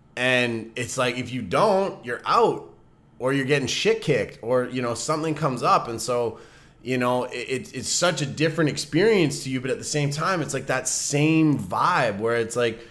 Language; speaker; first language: English; native; English